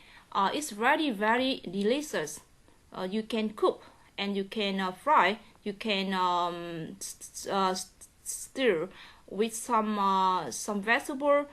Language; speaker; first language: English; non-native, learner; Vietnamese